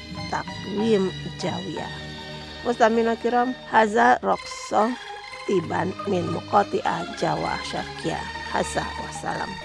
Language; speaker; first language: Arabic; non-native, fluent; Indonesian